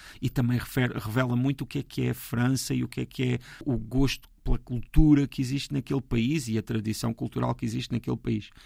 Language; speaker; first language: Portuguese; native; Portuguese